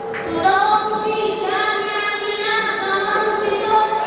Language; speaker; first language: Arabic; non-native, learner; Urdu